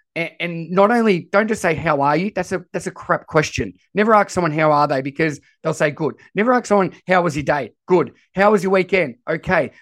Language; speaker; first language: English; native; English